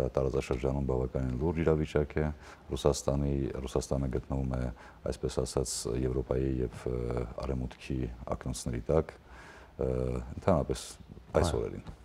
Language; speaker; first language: Armenian; native; Armenian